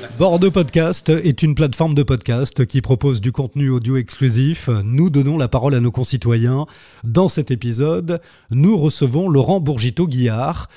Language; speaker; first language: French; native; French